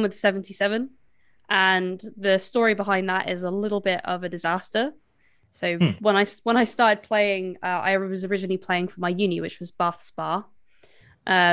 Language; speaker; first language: English; native; English